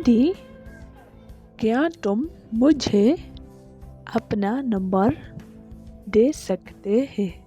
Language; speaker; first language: Hindi; non-native, local second language; Khasi